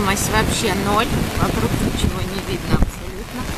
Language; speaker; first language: Russian; native; Russian